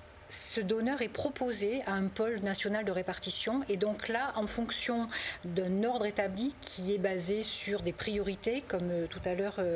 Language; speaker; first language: French; native; French